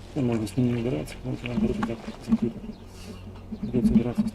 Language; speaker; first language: Russian; native; Russian